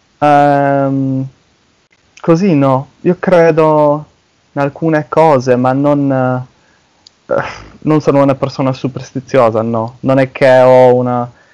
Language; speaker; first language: Italian; non-native, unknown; English